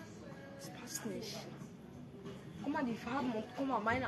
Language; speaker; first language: German; early bilingual, other home language; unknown